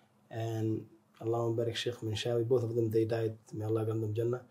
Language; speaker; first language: English; non-native, fluent; Somali